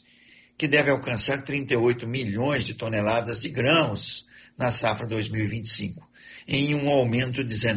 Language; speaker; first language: Portuguese; native; Portuguese